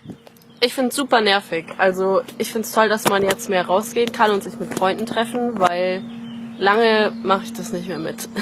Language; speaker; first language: German; native; German